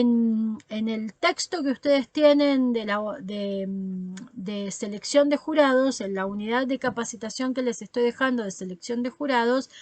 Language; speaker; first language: Spanish; native; Spanish